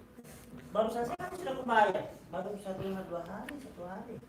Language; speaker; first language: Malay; non-native, local second language; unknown